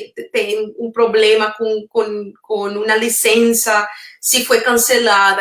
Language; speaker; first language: Portuguese; non-native, fluent; Spanish